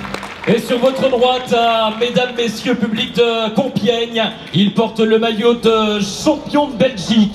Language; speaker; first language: French; native; French